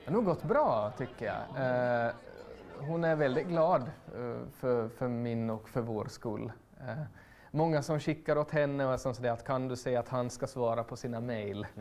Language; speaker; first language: Swedish; native; Swedish